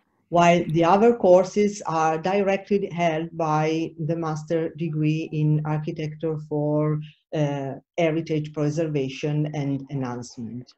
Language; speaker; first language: English; non-native, fluent; Italian